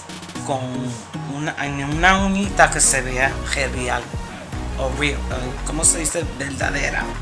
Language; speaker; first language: Spanish; early bilingual, heritage; Spanish